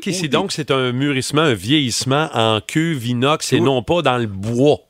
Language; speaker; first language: French; native; French